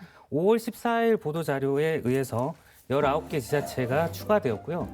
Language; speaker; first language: Korean; native; Korean